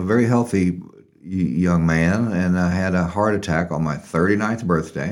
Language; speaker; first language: English; native; English